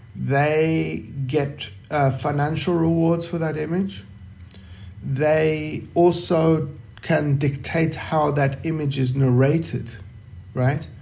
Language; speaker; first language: English; native; English